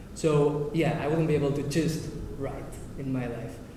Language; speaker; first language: English; non-native, fluent; Catalan